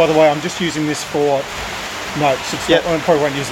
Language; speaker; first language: English; native; English